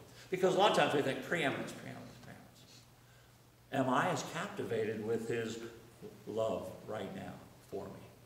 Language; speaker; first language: English; native; English